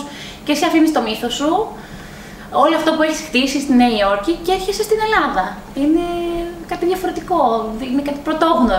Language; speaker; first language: Greek; native; Greek